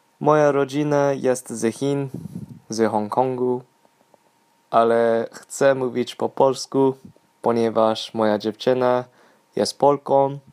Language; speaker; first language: Polish; non-native, learner; English